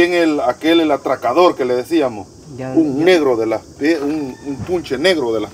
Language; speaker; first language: Spanish; native; Spanish